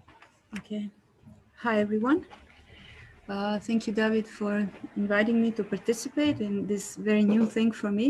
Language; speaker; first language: English; non-native, fluent; Serbian